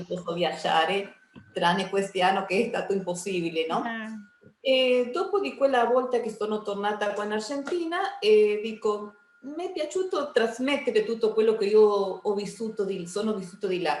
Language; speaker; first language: Italian; early bilingual, heritage; Spanish